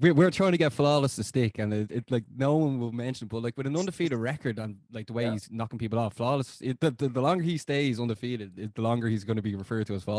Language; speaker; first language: English; native; English